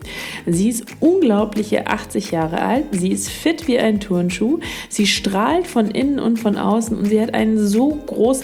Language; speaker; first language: German; native; German